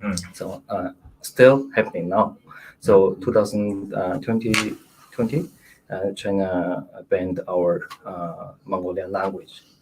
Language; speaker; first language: English; non-native, learner; Mongolian